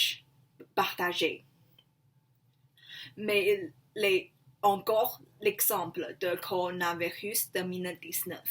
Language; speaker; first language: French; non-native, learner; Chinese